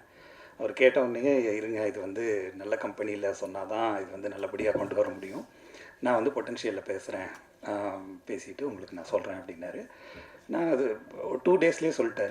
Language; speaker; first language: Tamil; native; Tamil